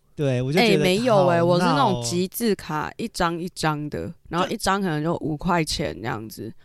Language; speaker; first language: Chinese; non-native, local second language; Hakka Chinese